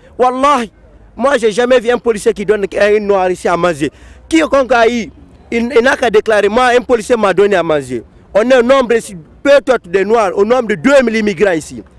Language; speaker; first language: French; non-native, local second language; Fula